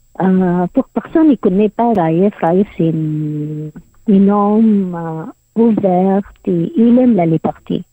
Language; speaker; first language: French; non-native, learner; Arabic